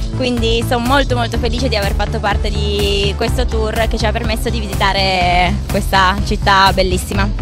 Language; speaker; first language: Italian; native; Italian